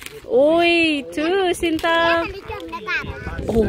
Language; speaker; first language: Norwegian; non-native, learner; Filipino